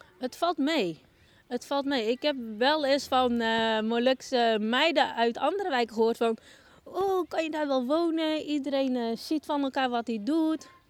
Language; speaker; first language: Dutch; native; Dutch